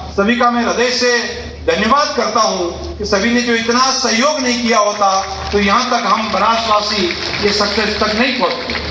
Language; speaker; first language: Hindi; non-native, local second language; Gujarati